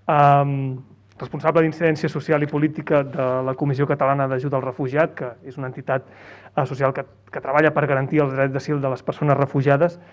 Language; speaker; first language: Catalan; native; Catalan